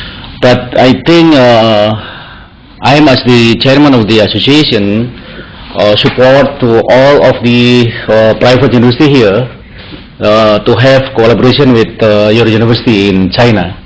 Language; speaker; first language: English; non-native, learner; Indonesian